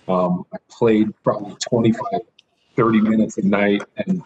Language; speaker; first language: English; native; English